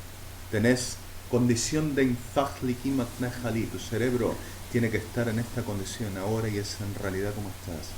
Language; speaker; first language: Spanish; native; Spanish